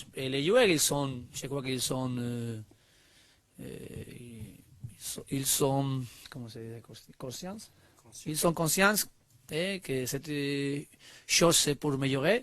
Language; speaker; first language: French; non-native, learner; Spanish